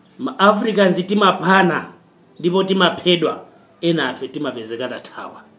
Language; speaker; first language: Nyanja; non-native, fluent; Kinyarwanda